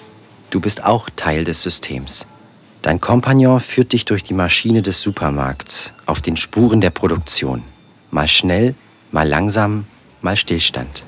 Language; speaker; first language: German; native; German